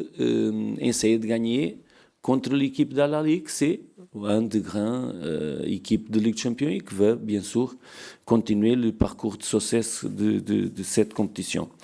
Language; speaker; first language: French; non-native, learner; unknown